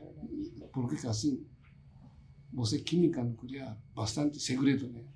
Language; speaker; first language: Portuguese; non-native, learner; Japanese